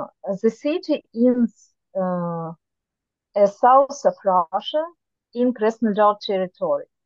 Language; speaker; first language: English; non-native, learner; Russian